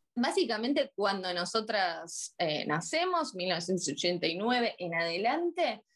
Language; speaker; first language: Spanish; native; Spanish